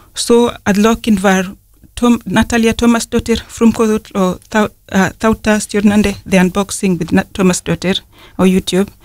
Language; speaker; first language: Icelandic; non-native, fluent; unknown